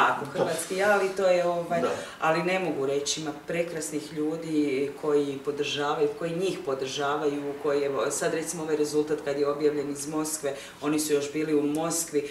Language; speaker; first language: Croatian; native; Croatian